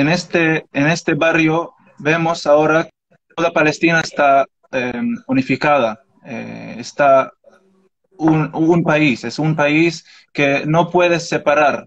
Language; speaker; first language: Spanish; non-native, learner; Arabic